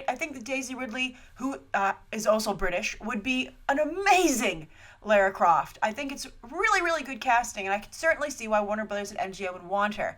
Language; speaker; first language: English; native; English